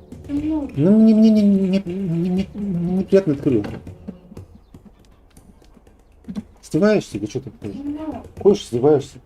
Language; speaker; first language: Russian; native; Russian